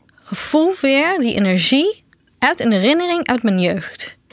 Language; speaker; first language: Dutch; non-native, fluent; Portuguese